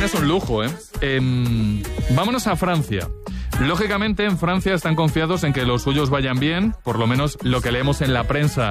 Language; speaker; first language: Spanish; native; Spanish